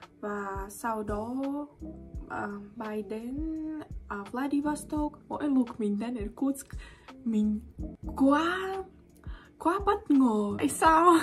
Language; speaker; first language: Vietnamese; non-native, learner; Russian